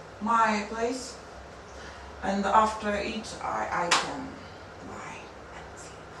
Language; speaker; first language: English; non-native, learner; Russian